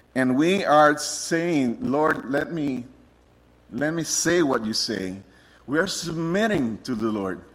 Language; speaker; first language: English; non-native, fluent; Spanish